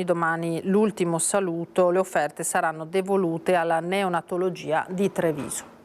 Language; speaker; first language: Italian; native; Italian